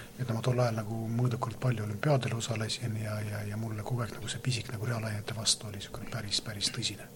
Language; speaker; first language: Estonian; non-native, local second language; Russian